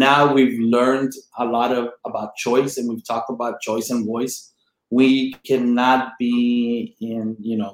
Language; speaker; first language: English; native; English